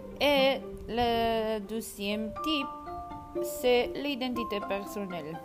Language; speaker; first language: French; non-native, learner; Spanish